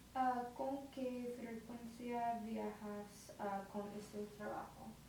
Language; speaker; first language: Spanish; non-native, learner; English